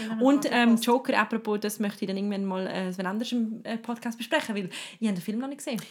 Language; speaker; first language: German; native; German